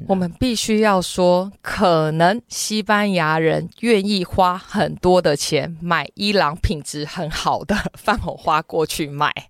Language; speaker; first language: Chinese; native; Chinese